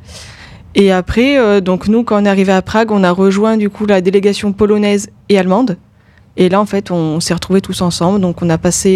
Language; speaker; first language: French; native; French